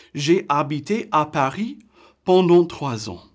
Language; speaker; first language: French; non-native, fluent; English